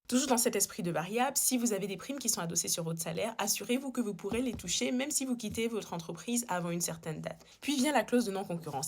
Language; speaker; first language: French; native; French